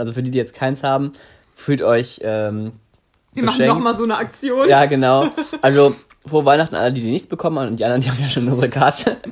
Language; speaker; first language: German; native; German